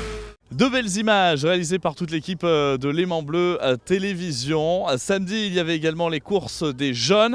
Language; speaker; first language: French; native; French